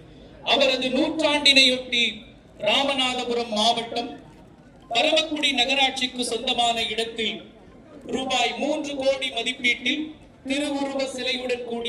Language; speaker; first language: Tamil; native; Tamil